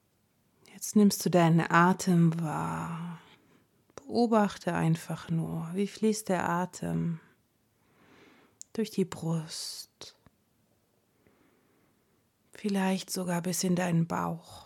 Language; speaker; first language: German; native; German